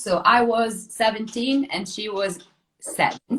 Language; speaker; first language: English; non-native, fluent; Italian